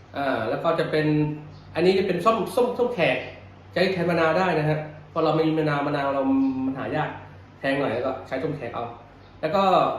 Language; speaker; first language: Thai; native; Thai